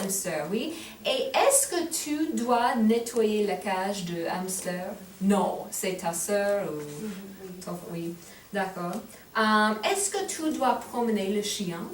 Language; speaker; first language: French; non-native, fluent; English